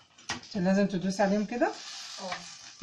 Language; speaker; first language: Arabic; native; Arabic